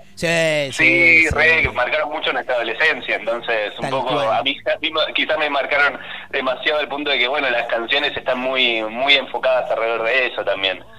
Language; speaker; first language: Spanish; native; Spanish